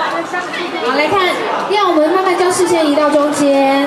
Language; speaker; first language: Chinese; native; Chinese